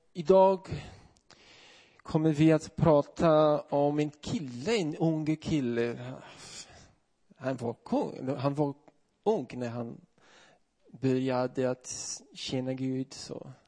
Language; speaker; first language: Swedish; non-native, fluent; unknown